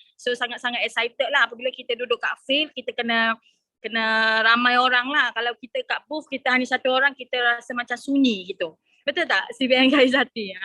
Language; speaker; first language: Malay; native; Malay